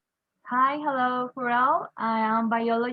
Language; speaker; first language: English; non-native, learner; Spanish